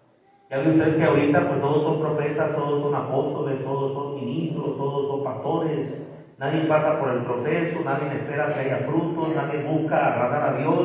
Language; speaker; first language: Spanish; native; Spanish